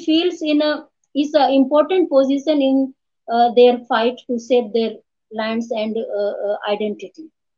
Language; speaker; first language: English; non-native, local second language; Hindi